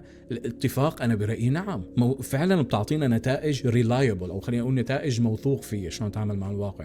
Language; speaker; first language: Arabic; native; Arabic